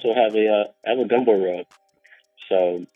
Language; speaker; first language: English; native; English